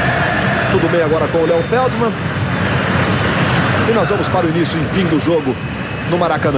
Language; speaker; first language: Portuguese; native; Portuguese